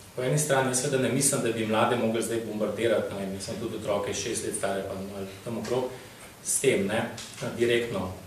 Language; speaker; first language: Slovenian; native; Slovenian